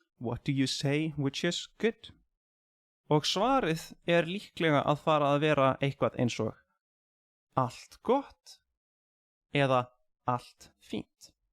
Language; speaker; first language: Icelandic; native; Icelandic